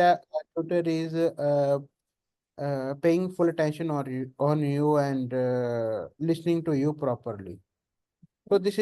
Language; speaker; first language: English; non-native, learner; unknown